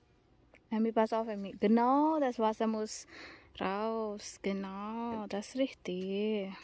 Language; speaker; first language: German; non-native, learner; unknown